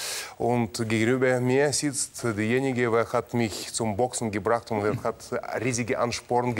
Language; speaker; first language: German; non-native, learner; Russian